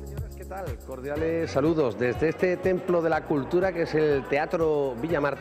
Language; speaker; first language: Spanish; native; Spanish